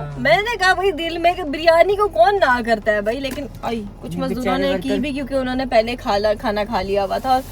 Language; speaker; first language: Urdu; non-native, local second language; Punjabi